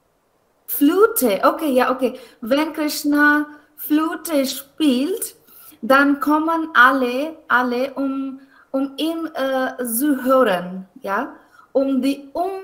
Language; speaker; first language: German; non-native, learner; Hindi